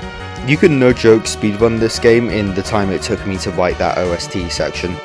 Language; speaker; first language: English; native; English